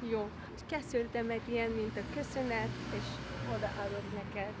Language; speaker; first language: Hungarian; non-native, learner; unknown